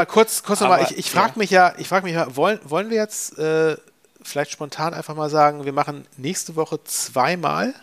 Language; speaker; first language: German; native; German